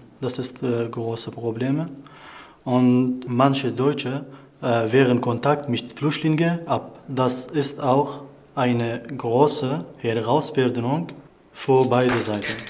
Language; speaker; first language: German; non-native, learner; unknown